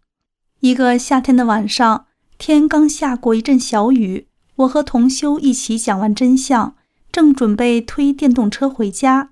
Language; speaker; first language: Chinese; native; Chinese